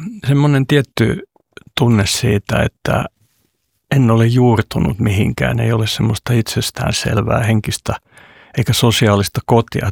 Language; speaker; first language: Finnish; non-native, local second language; Swedish